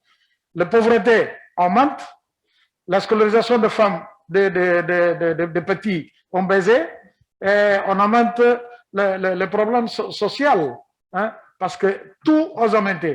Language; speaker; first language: French; non-native, learner; Kabuverdianu